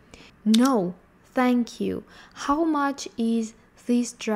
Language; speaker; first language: English; non-native, fluent; Georgian